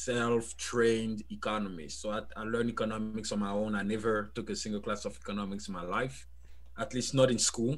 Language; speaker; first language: English; non-native, fluent; French